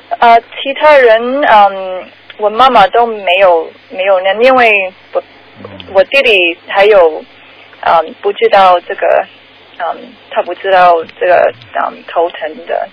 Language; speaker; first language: Chinese; early bilingual, heritage; Chinese